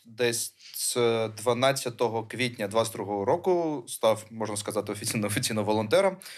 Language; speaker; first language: Ukrainian; early bilingual, other home language; Armenian